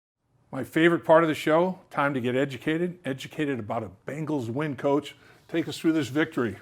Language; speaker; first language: English; native; English